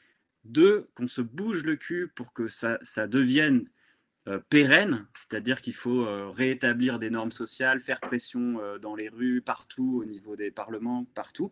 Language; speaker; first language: French; native; French